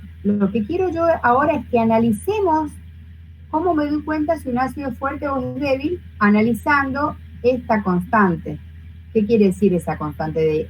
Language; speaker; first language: Spanish; native; Spanish